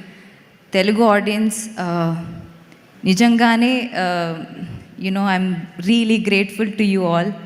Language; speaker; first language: Telugu; non-native, learner; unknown